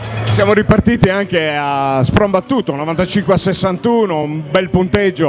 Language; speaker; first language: Italian; native; Italian